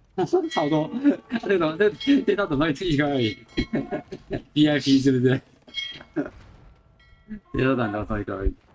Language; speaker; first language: Chinese; native; Chinese